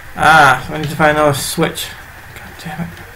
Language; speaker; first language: English; native; English